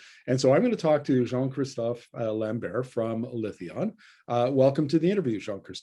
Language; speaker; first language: English; native; English